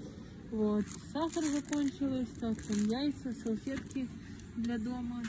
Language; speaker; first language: Russian; native; Russian